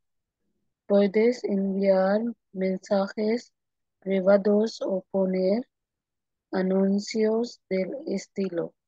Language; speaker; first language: Spanish; non-native, learner; Urdu